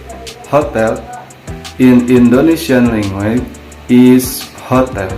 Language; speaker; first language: English; non-native, learner; Indonesian